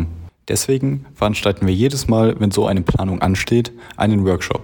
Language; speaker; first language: German; native; German